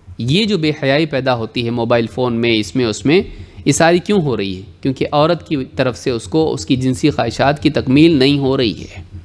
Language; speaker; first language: Urdu; native; Urdu